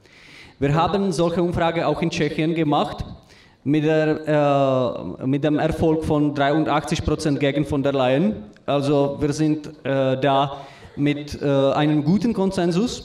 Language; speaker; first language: German; non-native, learner; Czech